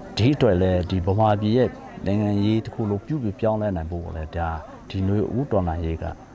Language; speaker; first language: Burmese; non-native, local second language; Shwe Palaung